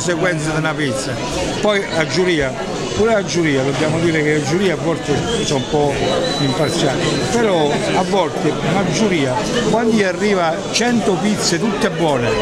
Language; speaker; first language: Italian; native; Italian